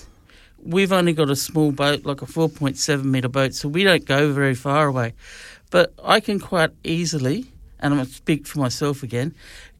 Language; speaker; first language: English; native; English